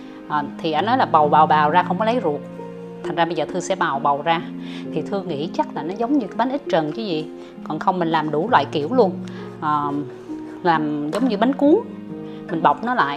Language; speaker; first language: Vietnamese; native; Vietnamese